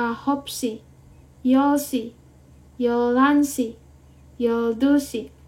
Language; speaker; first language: Korean; non-native, fluent; Indonesian